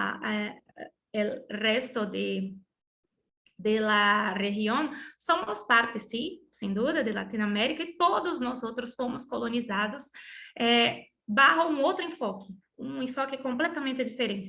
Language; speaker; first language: Spanish; non-native, learner; Portuguese